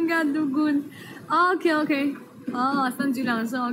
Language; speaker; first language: English; non-native, learner; Chinese